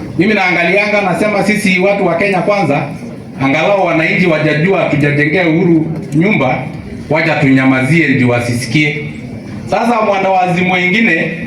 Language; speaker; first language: Swahili; non-native, local second language; Masai